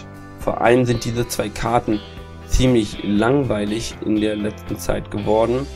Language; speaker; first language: German; native; German